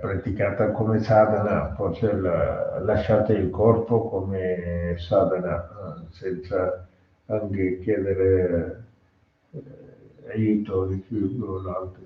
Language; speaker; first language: Italian; non-native, learner; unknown